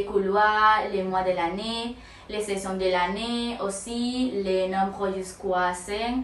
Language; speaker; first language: French; non-native, learner; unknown